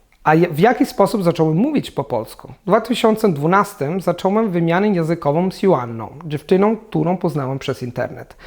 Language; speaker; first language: Polish; non-native, fluent; Italian